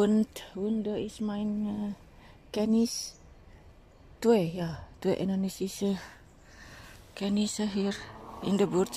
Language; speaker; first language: Dutch; non-native, learner; Indonesian